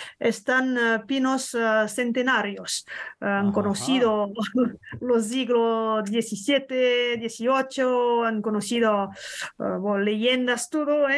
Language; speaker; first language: Spanish; non-native, learner; French